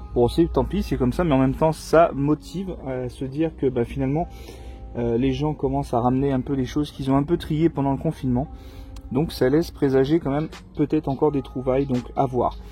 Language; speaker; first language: French; native; French